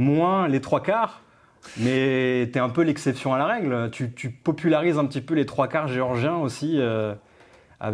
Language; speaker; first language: French; native; French